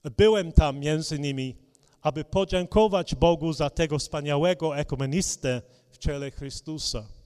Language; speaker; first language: Polish; non-native, fluent; English